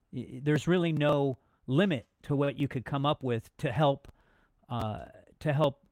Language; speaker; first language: English; native; English